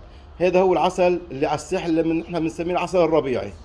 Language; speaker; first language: Arabic; native; Arabic